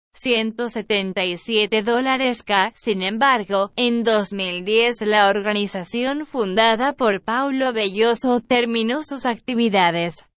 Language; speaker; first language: Spanish; non-native, learner; Portuguese